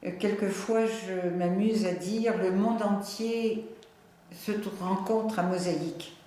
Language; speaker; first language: French; native; French